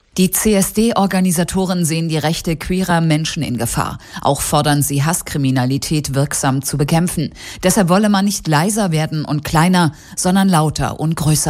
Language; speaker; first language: German; native; German